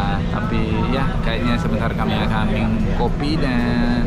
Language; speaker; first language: Indonesian; non-native, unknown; English